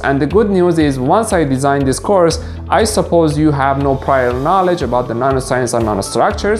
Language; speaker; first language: English; non-native, fluent; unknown